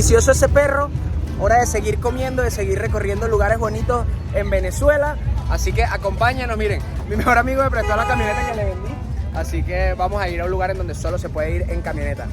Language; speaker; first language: Spanish; native; Spanish